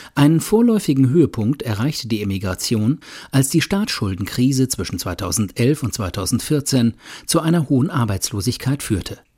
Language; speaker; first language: German; native; German